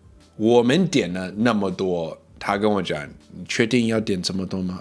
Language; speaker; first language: Chinese; early bilingual, heritage; English